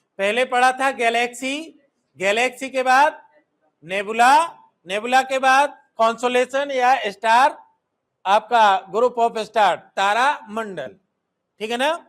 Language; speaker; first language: Hindi; native; Hindi